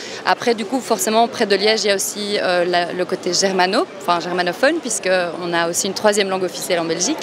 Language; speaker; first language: French; native; French